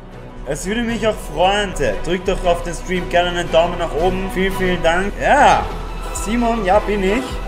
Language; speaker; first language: German; native; German